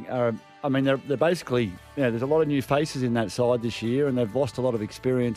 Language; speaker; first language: English; native; English